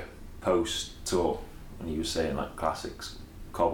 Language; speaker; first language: English; native; English